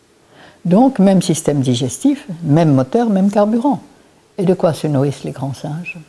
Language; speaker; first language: French; native; French